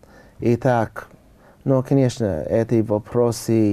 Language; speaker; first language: Russian; non-native, learner; English